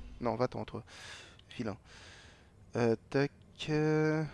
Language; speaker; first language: French; native; French